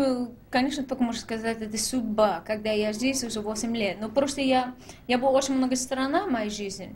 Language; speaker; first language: Russian; non-native, learner; English